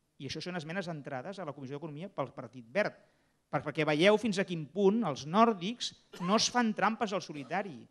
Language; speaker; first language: Catalan; native; Catalan